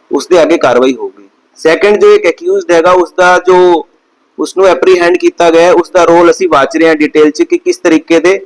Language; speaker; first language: Hindi; non-native, local second language; Punjabi